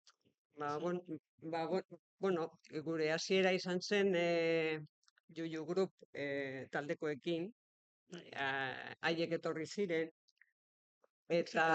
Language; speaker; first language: Basque; non-native, local second language; Spanish